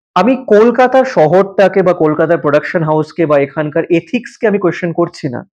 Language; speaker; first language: Bangla; native; Bangla